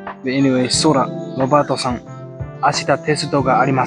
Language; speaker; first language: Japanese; non-native, learner; English